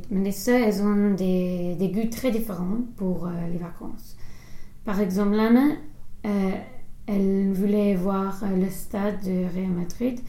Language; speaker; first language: French; non-native, learner; English